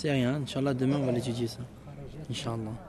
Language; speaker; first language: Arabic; non-native, fluent; French